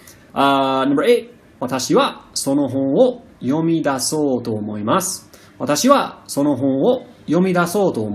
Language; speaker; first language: Japanese; non-native, learner; English